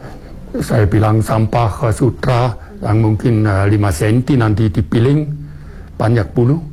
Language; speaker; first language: Indonesian; non-native, fluent; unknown